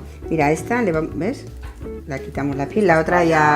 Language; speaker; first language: Spanish; native; Spanish